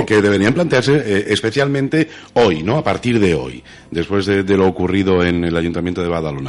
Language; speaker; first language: Spanish; native; Spanish